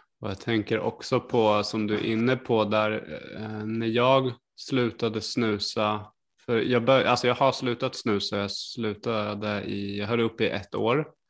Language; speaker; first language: Swedish; native; Swedish